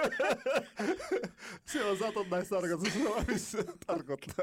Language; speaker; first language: Finnish; non-native, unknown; Arabic